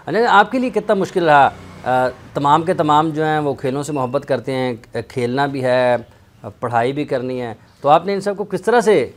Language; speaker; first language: Urdu; non-native, local second language; Punjabi